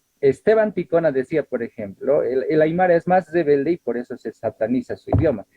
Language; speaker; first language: Spanish; non-native, local second language; Aymara